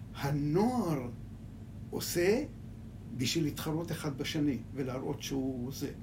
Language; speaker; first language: Hebrew; early bilingual, other home language; Hungarian